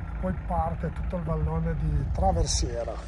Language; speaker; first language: Italian; native; Italian